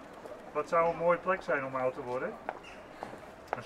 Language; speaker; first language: Dutch; native; Dutch